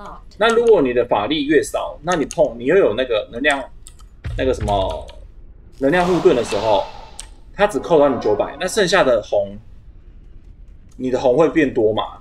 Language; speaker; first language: Chinese; native; Chinese